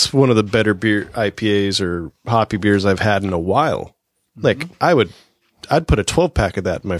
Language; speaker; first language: English; native; English